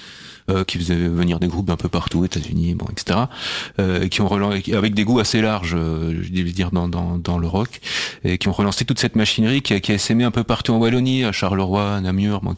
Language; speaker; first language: French; native; French